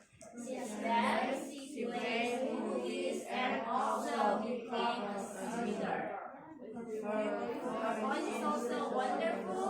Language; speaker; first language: English; non-native, learner; Indonesian